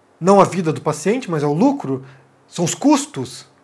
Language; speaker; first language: Portuguese; native; Portuguese